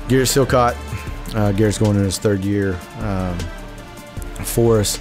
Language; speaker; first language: English; native; English